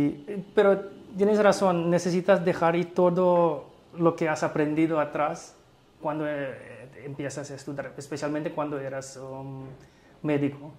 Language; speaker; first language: Spanish; non-native, fluent; English